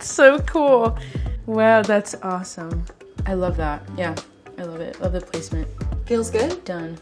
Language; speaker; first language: English; native; English